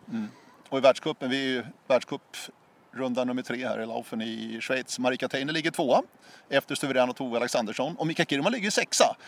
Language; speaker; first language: Swedish; native; Swedish